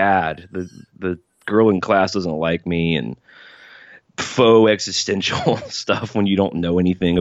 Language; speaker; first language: English; native; English